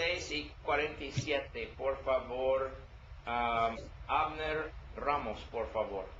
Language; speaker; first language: Spanish; non-native, learner; English